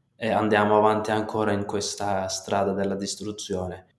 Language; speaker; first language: Italian; non-native, fluent; Turkish